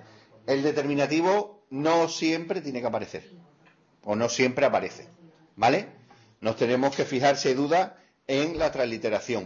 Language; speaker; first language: Spanish; native; Spanish